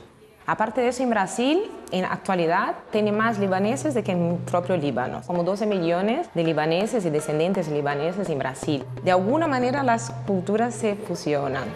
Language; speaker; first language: Spanish; non-native, fluent; Portuguese